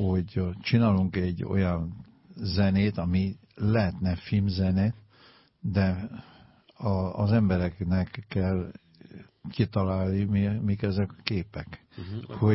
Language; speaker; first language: Hungarian; non-native, learner; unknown